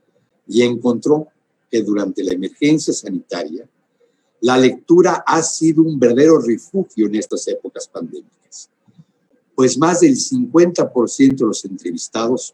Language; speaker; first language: Spanish; native; Spanish